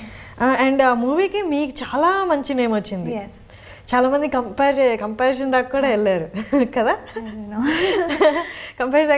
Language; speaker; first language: Telugu; native; Telugu